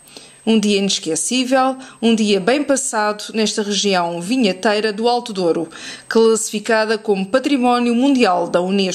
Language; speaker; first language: Portuguese; native; Portuguese